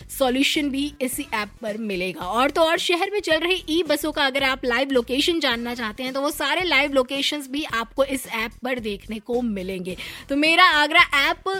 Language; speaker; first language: Hindi; native; Hindi